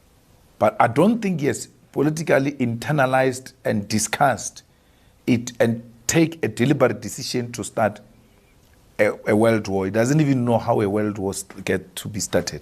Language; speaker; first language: English; non-native, local second language; Northern Sotho